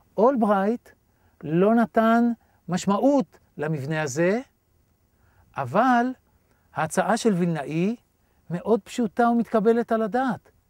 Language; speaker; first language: Hebrew; native; Hebrew